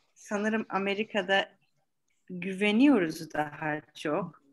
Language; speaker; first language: Turkish; early bilingual, heritage; Turkish